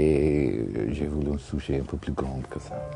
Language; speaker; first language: French; non-native, fluent; English